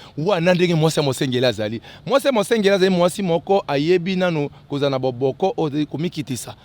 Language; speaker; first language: Lingala; non-native, local second language; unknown